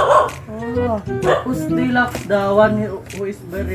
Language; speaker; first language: English; non-native, learner; Filipino